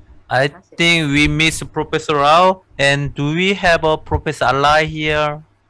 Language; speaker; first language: English; non-native, fluent; Korean